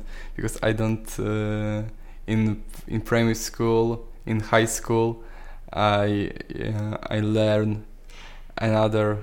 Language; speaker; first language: English; non-native, learner; Polish